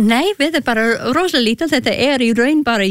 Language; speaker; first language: Icelandic; non-native, learner; English